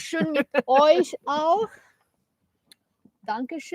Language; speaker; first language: German; non-native, learner; Spanish